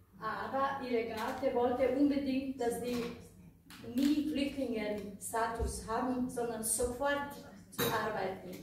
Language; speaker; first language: German; non-native, fluent; Bosnian